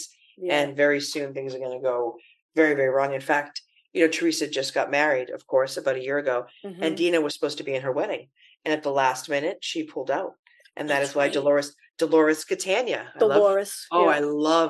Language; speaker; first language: English; native; English